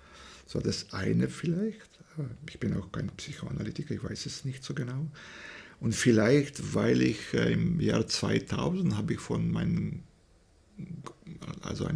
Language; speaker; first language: German; non-native, fluent; Slovak